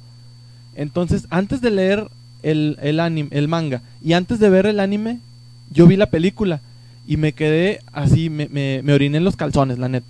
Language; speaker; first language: Spanish; native; Spanish